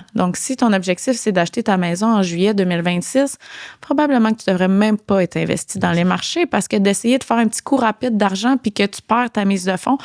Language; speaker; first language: French; native; French